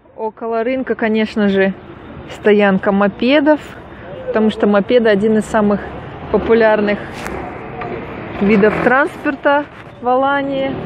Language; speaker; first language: Russian; native; Russian